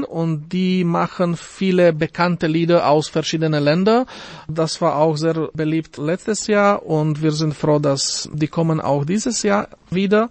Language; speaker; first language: German; non-native, fluent; Slovak